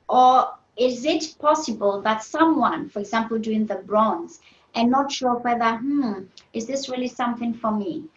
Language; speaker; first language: English; non-native, fluent; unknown